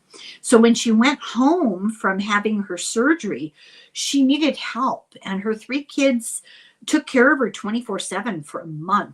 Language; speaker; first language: English; native; English